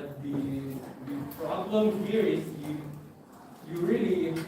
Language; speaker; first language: English; non-native, fluent; Indonesian